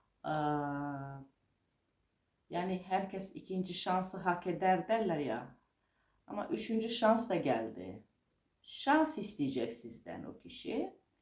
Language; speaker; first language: Turkish; non-native, fluent; Russian